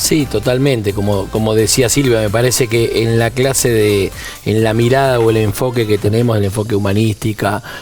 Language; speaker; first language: Spanish; native; Spanish